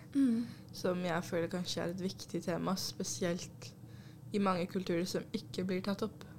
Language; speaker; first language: Norwegian; early bilingual, other home language; Urdu